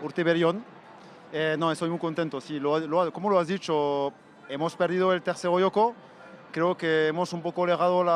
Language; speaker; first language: Spanish; non-native, fluent; French